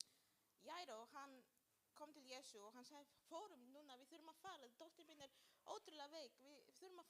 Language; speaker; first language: Icelandic; non-native, learner; Spanish